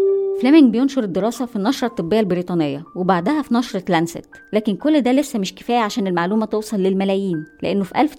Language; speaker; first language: Arabic; native; Arabic